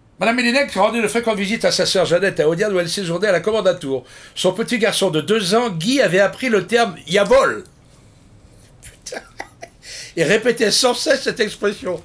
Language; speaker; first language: French; native; French